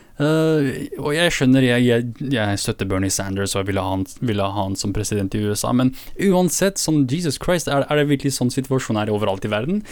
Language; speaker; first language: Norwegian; early bilingual, other home language; Kurdish